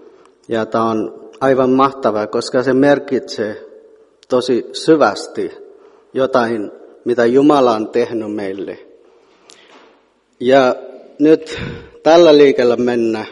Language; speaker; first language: Finnish; non-native, fluent; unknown